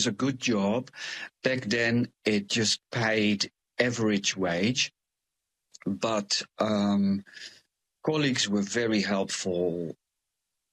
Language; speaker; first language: English; non-native, fluent; Dutch